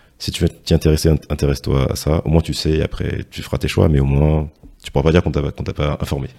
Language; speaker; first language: French; native; French